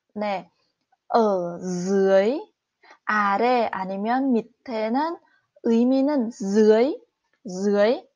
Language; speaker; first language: Korean; non-native, fluent; Vietnamese